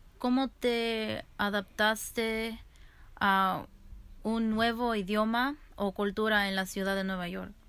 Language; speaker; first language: Spanish; early bilingual, heritage; Spanish